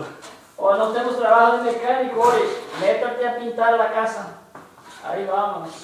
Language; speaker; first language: Spanish; non-native, fluent; Portuguese